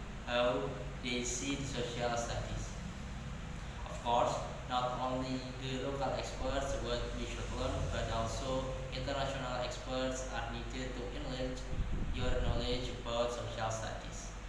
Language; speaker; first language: English; non-native, learner; Indonesian